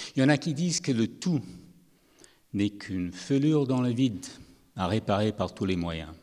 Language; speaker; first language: French; non-native, fluent; English